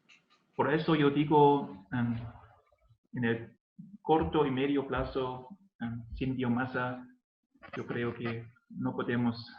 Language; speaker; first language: Spanish; non-native, learner; German